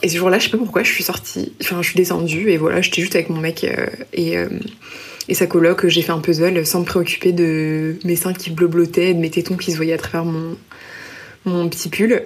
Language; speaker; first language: French; native; French